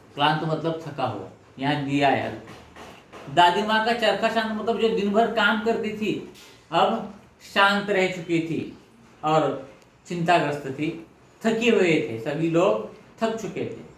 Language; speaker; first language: Hindi; non-native, local second language; Marathi